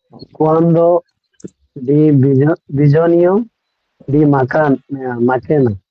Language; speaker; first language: Italian; non-native, learner; Bangla